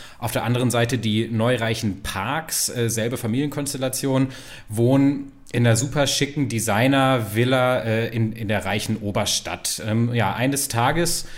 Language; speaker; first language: German; native; German